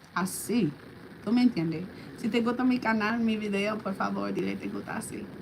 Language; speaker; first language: Spanish; non-native, learner; English